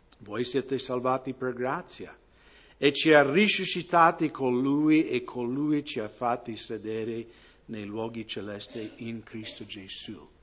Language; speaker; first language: Italian; non-native, fluent; English